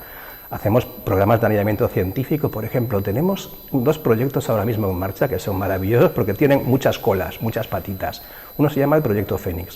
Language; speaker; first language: Spanish; native; Spanish